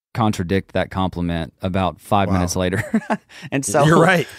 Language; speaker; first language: English; native; English